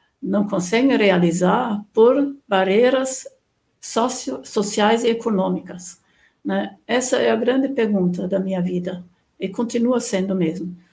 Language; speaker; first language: Portuguese; non-native, fluent; German